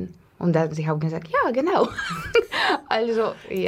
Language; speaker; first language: German; non-native, learner; Russian